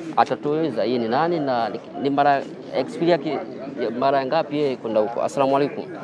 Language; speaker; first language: Swahili; native; Swahili